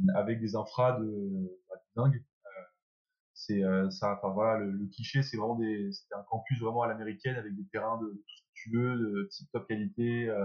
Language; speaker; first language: French; native; French